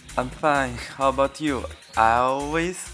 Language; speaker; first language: English; non-native, learner; Chinese